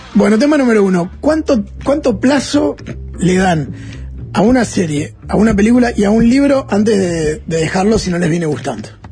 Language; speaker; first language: Spanish; native; Spanish